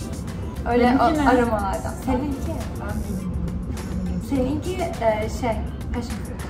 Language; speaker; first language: Turkish; early bilingual, heritage; Turkish